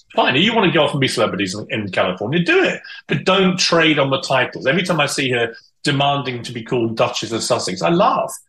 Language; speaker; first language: English; native; English